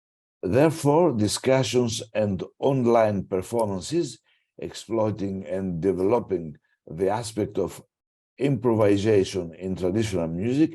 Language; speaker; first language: English; non-native, fluent; Greek